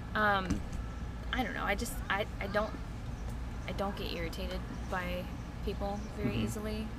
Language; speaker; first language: English; native; English